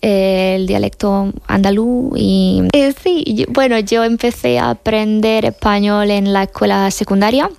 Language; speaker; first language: Spanish; non-native, fluent; Hungarian